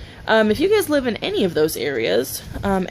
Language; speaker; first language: English; native; English